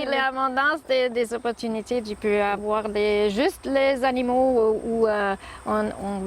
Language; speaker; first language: French; non-native, learner; English